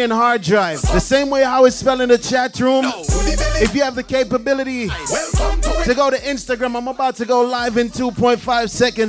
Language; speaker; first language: English; non-native, local second language; Jamaican Creole English